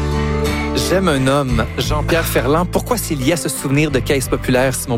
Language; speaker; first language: French; native; French